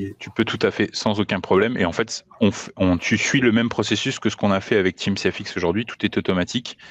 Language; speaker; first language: French; native; French